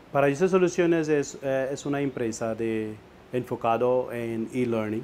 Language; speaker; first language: Spanish; non-native, fluent; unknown